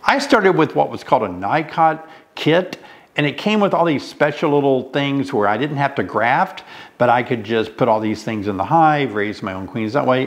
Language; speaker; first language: English; native; English